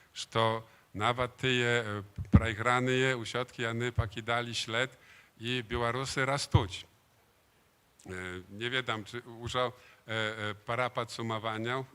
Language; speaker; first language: Polish; non-native, learner; Belarusian